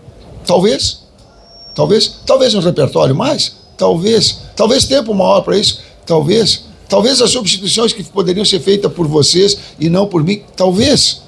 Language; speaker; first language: Portuguese; native; Portuguese